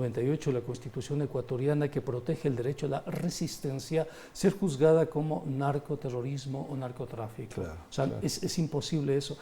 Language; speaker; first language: Spanish; native; Spanish